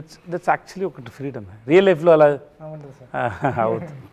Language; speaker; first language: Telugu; non-native, learner; Tamil